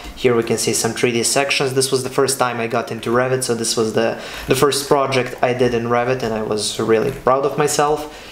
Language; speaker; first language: English; non-native, fluent; Serbian